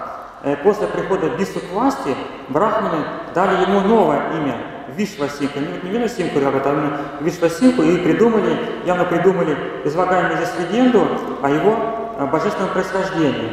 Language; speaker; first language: Russian; native; Russian